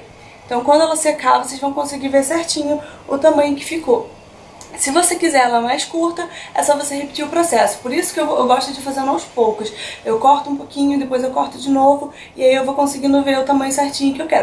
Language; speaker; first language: Portuguese; native; Portuguese